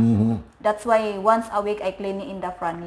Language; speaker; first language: English; non-native, learner; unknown